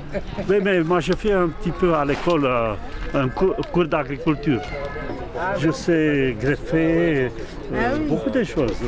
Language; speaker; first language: French; non-native, learner; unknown